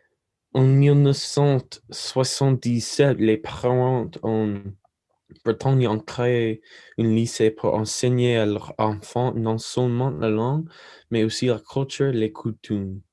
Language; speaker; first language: French; non-native, learner; English